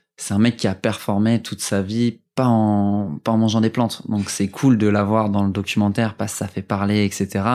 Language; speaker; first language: French; native; French